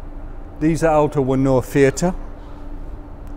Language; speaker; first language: German; non-native, fluent; English